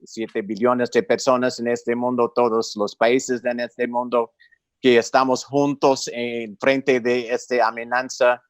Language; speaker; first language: Spanish; non-native, fluent; English